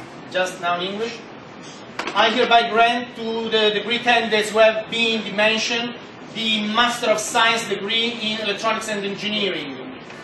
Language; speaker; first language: English; non-native, fluent; Italian